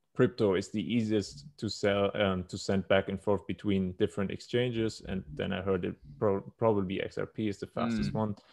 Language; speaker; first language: English; non-native, fluent; German